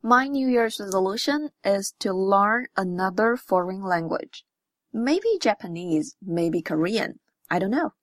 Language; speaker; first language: English; non-native, fluent; Chinese